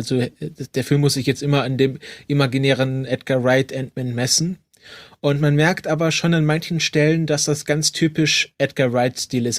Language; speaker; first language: German; native; German